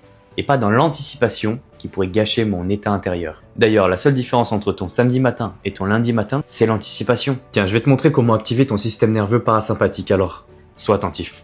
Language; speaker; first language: French; native; French